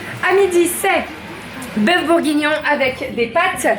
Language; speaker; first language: French; native; French